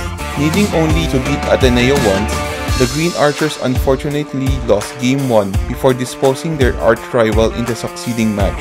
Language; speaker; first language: English; non-native, local second language; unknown